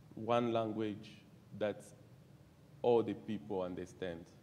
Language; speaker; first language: English; non-native, fluent; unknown